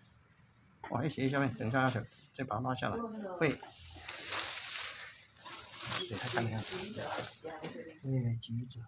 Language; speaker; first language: Chinese; native; Chinese